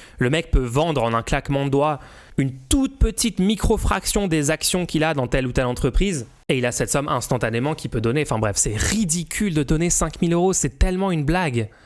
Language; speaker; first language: French; native; French